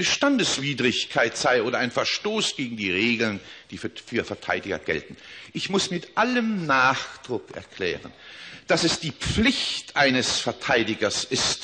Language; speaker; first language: German; native; German